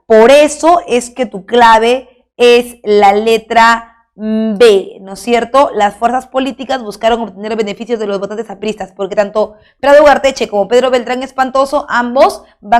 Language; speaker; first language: Spanish; native; Spanish